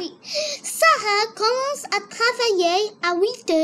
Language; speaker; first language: French; non-native, learner; Arabic